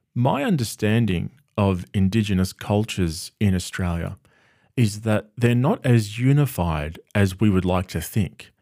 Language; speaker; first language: English; native; English